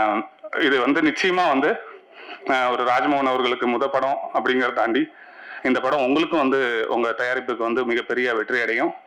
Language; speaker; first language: Tamil; native; Tamil